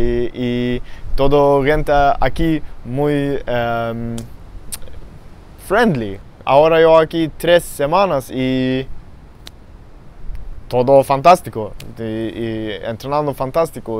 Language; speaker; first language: Spanish; non-native, learner; Swedish